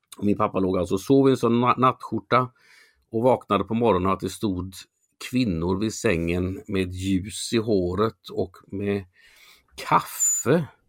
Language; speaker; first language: Swedish; native; Swedish